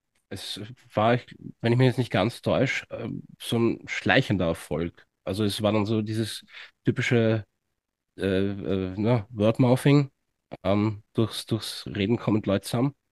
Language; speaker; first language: German; native; German